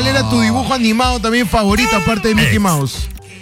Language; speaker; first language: Spanish; native; Spanish